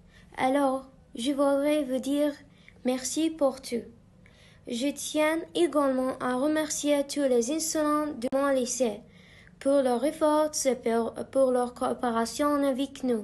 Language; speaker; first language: French; non-native, learner; Arabic